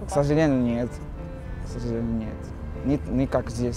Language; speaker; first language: Russian; non-native, learner; Portuguese